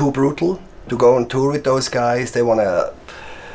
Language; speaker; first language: English; non-native, fluent; Swiss German